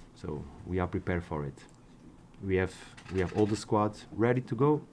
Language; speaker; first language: English; non-native, fluent; Portuguese